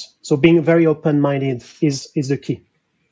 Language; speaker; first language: English; non-native, fluent; French